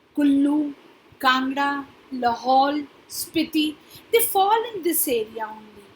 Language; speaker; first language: English; non-native, local second language; Punjabi